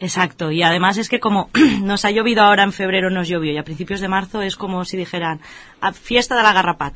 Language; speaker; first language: Spanish; native; Spanish